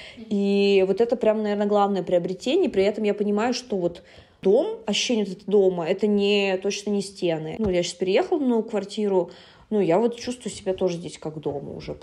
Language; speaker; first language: Russian; native; Russian